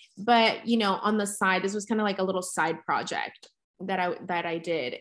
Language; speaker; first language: English; early bilingual, other home language; Spanish